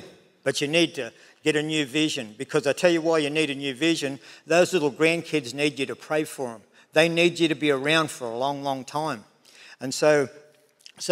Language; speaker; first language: English; native; English